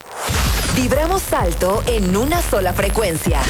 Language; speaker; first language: Spanish; native; Spanish